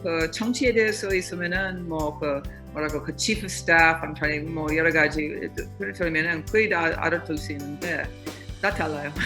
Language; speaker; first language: Korean; non-native, fluent; English